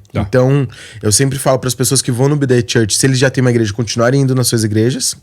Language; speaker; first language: Portuguese; native; Portuguese